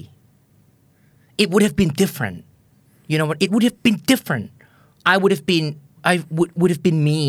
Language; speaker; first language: English; non-native, fluent; Thai